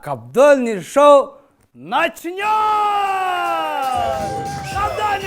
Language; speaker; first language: Russian; non-native, local second language; Kazakh